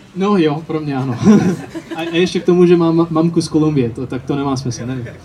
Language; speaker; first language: Czech; early bilingual, heritage; Czech